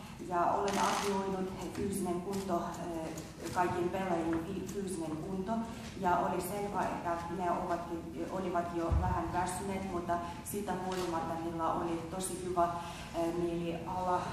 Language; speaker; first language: Finnish; non-native, fluent; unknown